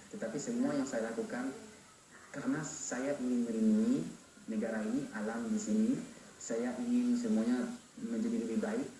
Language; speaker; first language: Indonesian; non-native, fluent; French